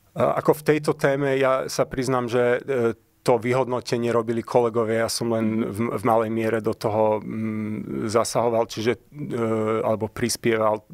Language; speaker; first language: Slovak; early bilingual, heritage; Slovak